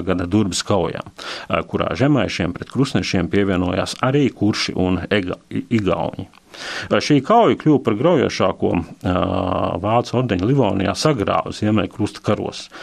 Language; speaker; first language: Latvian; native; Latvian